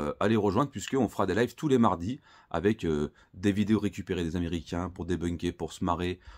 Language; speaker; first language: French; native; French